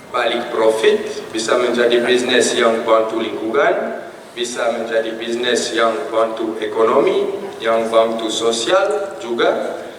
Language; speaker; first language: Indonesian; non-native, fluent; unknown